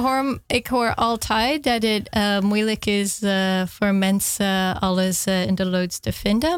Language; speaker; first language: Dutch; non-native, fluent; English